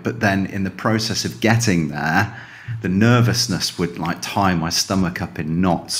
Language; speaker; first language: English; native; English